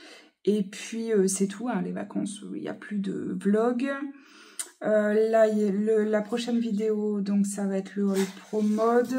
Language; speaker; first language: French; native; French